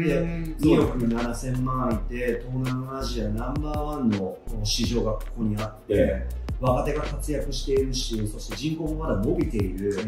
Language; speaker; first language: Japanese; native; Japanese